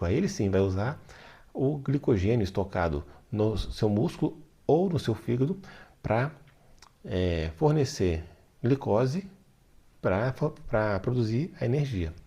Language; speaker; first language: Portuguese; native; Portuguese